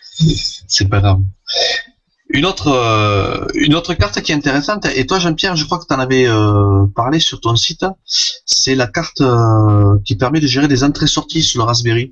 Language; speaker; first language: French; native; French